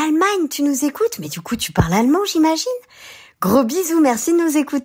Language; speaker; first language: French; native; French